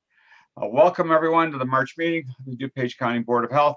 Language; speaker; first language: English; native; English